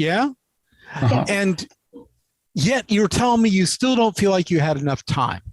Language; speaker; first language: English; native; English